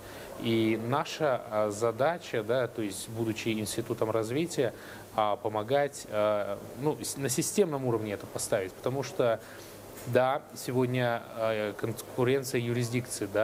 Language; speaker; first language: Russian; native; Russian